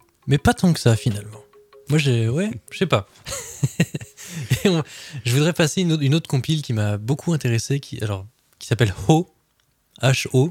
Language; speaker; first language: French; native; French